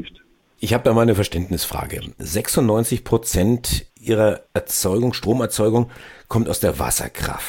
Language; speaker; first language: German; native; German